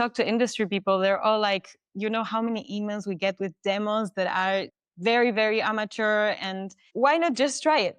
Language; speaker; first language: English; non-native, fluent; German